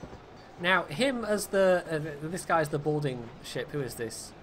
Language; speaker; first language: English; native; English